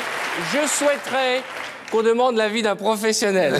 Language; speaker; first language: French; native; French